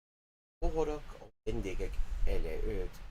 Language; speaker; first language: Hungarian; non-native, learner; English